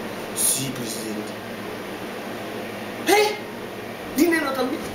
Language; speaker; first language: Spanish; non-native, learner; Haitian Creole